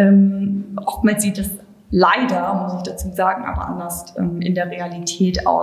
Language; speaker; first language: German; native; German